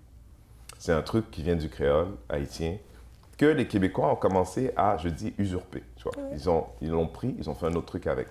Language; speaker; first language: French; early bilingual, other home language; Haitian Creole